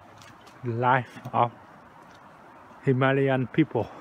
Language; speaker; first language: English; non-native, learner; Vietnamese